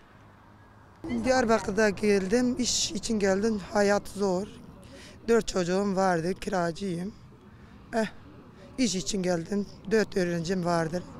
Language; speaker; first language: Turkish; non-native, local second language; Kurdish